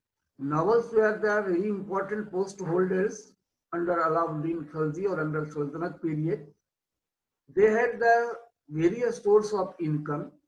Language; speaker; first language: English; non-native, local second language; Hindi